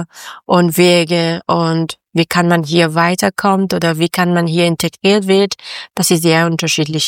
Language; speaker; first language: German; non-native, learner; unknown